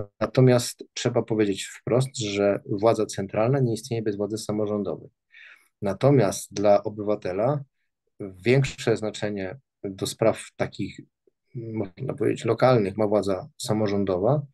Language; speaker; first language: Polish; native; Polish